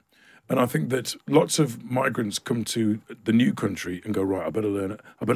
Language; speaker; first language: English; native; English